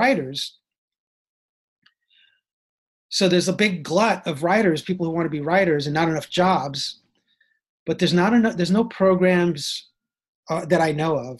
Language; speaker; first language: English; native; English